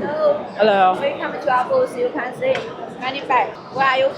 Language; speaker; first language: English; non-native, learner; Chinese